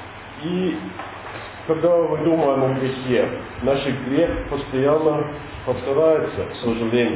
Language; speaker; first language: Russian; non-native, learner; English